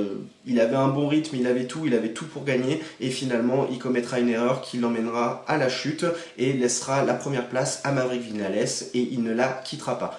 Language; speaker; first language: French; native; French